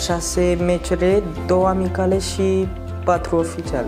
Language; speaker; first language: Romanian; non-native, learner; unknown